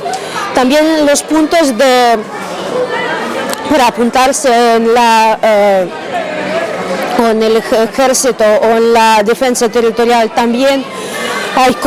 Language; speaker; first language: Spanish; non-native, fluent; Ukrainian